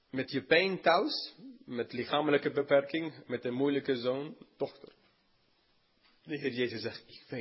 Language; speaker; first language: Dutch; non-native, fluent; English